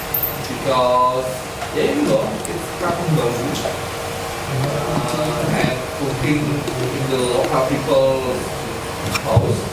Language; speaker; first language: English; non-native, learner; Indonesian